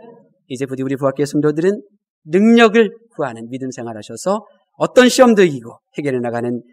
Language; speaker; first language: Korean; native; Korean